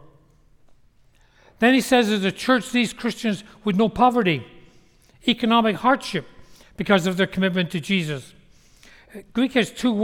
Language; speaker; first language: English; native; English